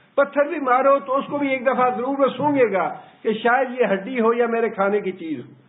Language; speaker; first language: Urdu; non-native, local second language; Punjabi